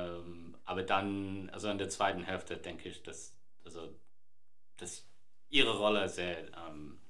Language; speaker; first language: German; non-native, fluent; English